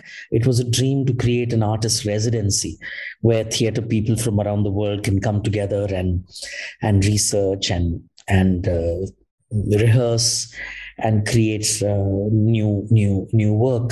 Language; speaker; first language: English; non-native, local second language; Hindi